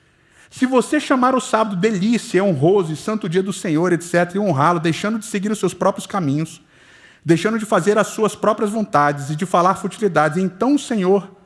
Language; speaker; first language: Portuguese; native; Portuguese